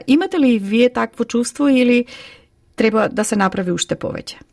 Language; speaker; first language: Macedonian; native; Macedonian